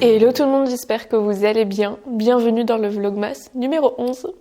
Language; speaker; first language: French; native; French